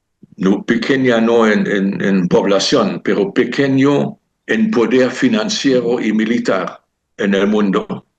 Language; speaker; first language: Spanish; non-native, fluent; German